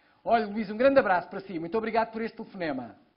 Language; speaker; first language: Portuguese; native; Portuguese